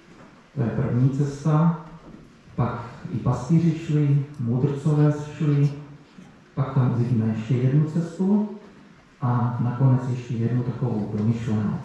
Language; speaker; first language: Czech; native; Czech